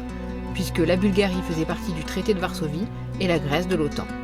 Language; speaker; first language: French; native; French